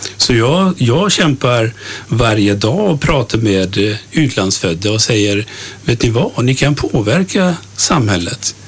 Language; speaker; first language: Swedish; early bilingual, other home language; Turkish